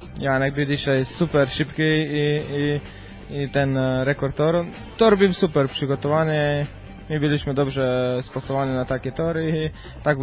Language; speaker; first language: Polish; non-native, fluent; Croatian